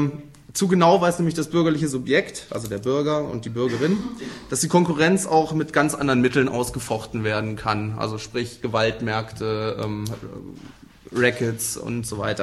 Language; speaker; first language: German; native; German